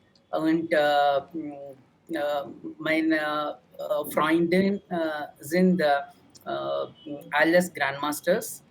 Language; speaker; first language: German; non-native, learner; Tamil